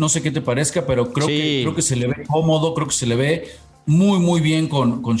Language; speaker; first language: Spanish; native; Spanish